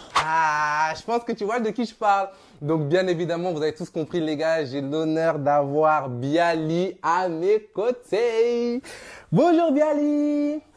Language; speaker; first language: French; native; French